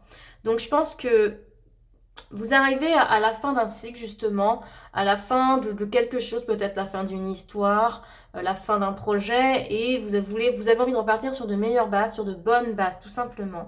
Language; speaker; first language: French; native; French